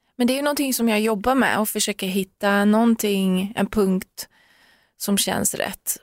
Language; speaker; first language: Swedish; early bilingual, other home language; Persian